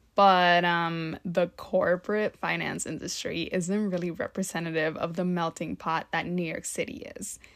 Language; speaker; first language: English; early bilingual, other home language; Spanish